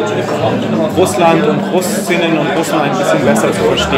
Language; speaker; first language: German; native; German